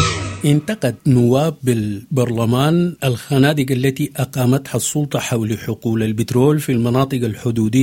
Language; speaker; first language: Arabic; native; Arabic